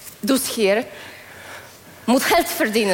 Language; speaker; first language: Dutch; non-native, learner; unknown